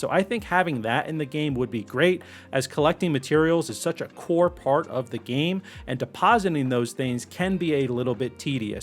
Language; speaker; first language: English; native; English